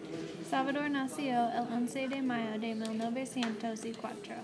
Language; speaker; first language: Spanish; non-native, learner; English